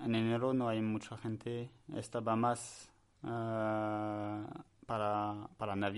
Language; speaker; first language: Spanish; non-native, learner; French